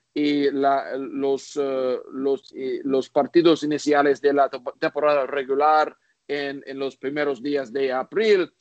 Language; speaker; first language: Spanish; non-native, learner; English